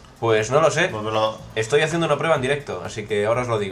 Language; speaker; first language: Spanish; native; Spanish